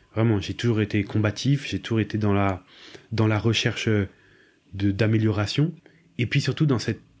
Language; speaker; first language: French; native; French